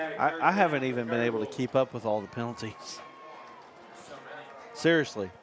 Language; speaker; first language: English; native; English